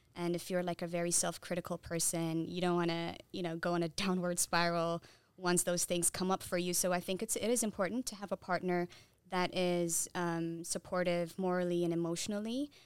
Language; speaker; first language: English; non-native, fluent; Tigrinya